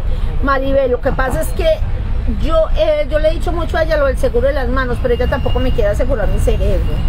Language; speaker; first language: Spanish; native; Spanish